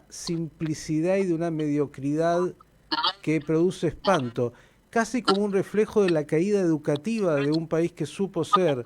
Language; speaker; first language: Spanish; native; Spanish